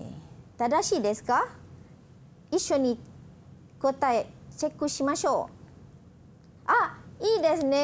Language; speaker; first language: Japanese; non-native, fluent; Malay